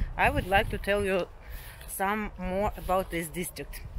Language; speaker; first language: English; non-native, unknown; Russian